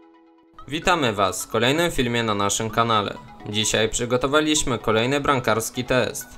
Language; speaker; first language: Polish; native; Polish